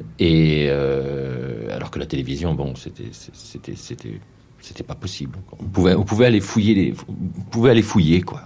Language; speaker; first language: French; native; French